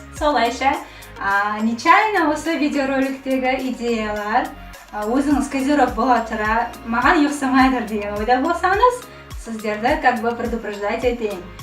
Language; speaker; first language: Kazakh; non-native, local second language; Russian